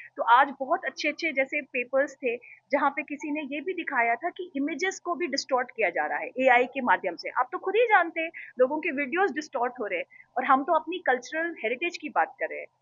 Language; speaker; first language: Hindi; native; Hindi